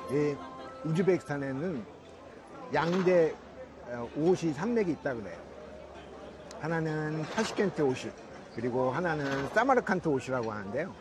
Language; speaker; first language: Korean; native; Korean